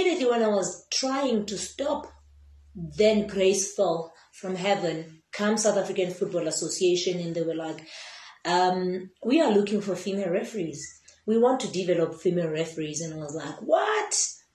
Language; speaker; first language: English; non-native, local second language; Xhosa